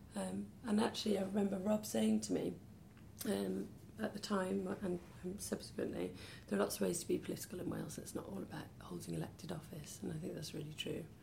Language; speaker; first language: English; native; English